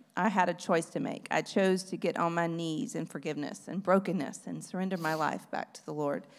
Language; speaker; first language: English; native; English